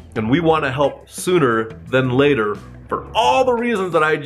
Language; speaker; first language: English; native; English